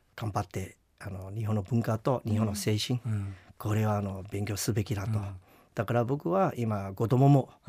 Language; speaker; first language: Japanese; non-native, fluent; Chinese